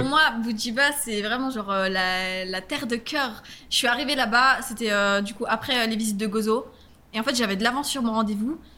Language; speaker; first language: French; native; French